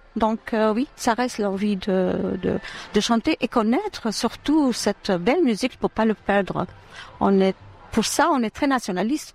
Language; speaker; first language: French; non-native, fluent; Albanian